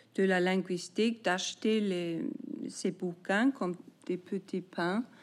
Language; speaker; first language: French; non-native, fluent; Icelandic